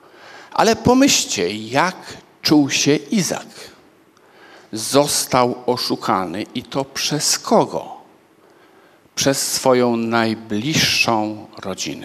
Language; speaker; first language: Polish; native; Polish